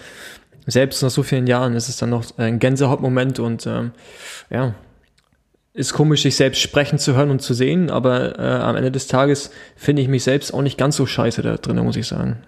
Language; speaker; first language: German; native; German